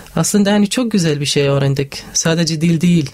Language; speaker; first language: Turkish; non-native, learner; Arabic